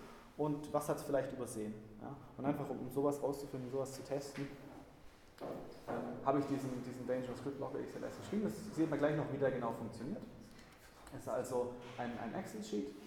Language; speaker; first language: German; native; German